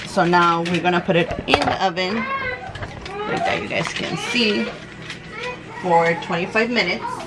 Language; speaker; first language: English; early bilingual, other home language; Spanish